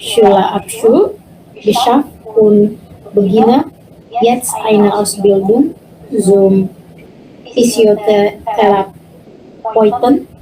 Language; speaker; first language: German; non-native, learner; Indonesian